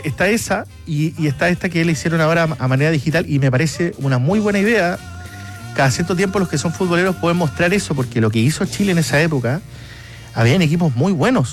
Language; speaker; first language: Spanish; native; Spanish